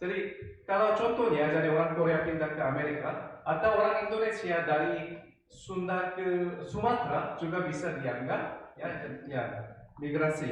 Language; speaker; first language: Indonesian; non-native, fluent; Korean